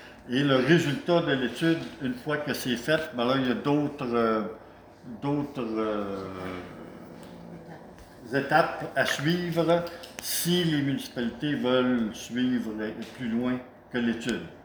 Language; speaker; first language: French; native; French